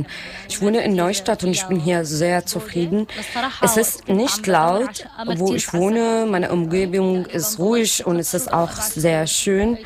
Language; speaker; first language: German; non-native, learner; Arabic